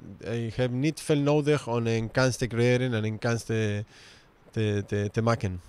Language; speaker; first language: Dutch; non-native, learner; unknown